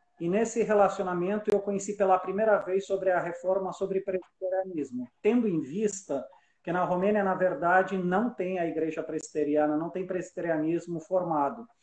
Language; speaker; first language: Portuguese; non-native, fluent; Romanian